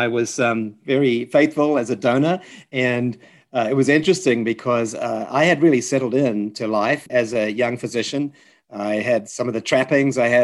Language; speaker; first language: English; native; English